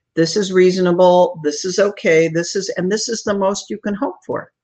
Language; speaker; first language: English; native; English